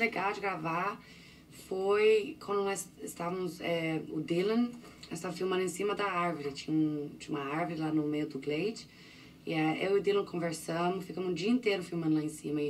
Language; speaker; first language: Portuguese; early bilingual, heritage; English